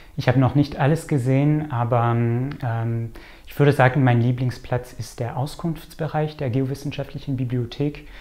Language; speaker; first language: German; non-native, fluent; French